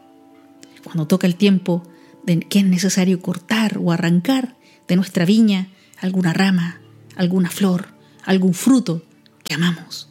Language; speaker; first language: Spanish; native; Spanish